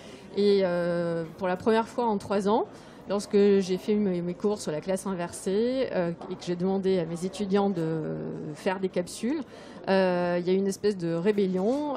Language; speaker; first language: French; native; French